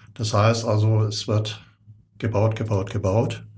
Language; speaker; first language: German; native; German